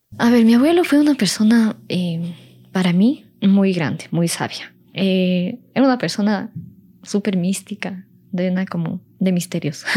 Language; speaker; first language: Spanish; native; Spanish